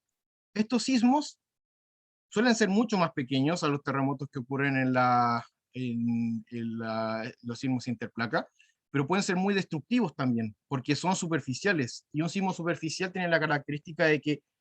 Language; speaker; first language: Spanish; native; Spanish